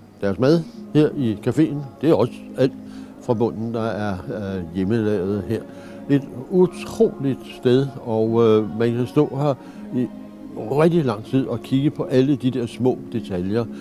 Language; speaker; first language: Danish; native; Danish